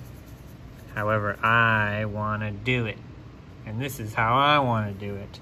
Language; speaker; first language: English; native; English